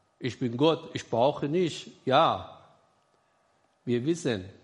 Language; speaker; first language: German; non-native, learner; Persian